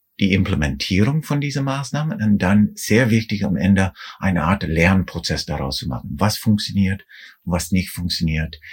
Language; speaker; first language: German; non-native, fluent; English